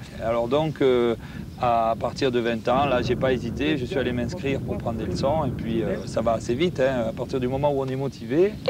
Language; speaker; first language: French; native; French